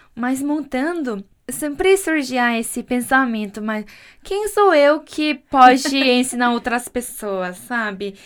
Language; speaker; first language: Portuguese; non-native, fluent; Korean